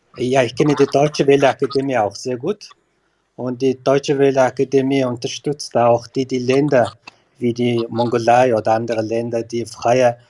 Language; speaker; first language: German; non-native, learner; Mongolian